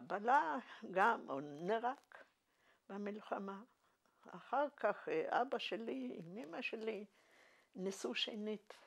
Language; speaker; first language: Hebrew; non-native, fluent; Yiddish